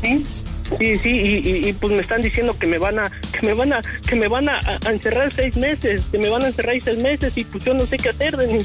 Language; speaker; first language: Spanish; native; Spanish